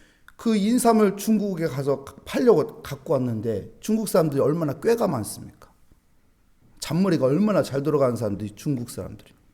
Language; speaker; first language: Korean; native; Korean